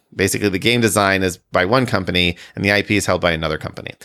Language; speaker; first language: English; native; English